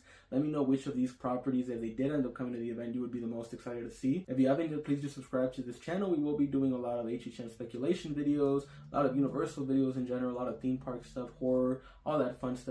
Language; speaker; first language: English; native; English